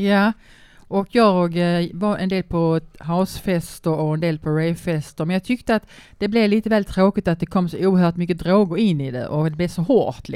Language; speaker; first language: Swedish; native; Swedish